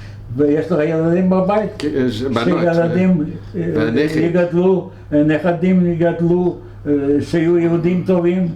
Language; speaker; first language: Hebrew; non-native, fluent; Yiddish